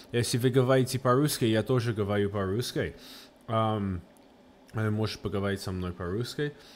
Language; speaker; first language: Russian; early bilingual, heritage; Russian